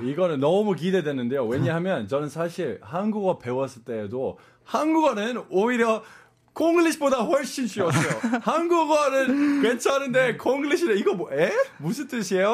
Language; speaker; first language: Korean; non-native, fluent; English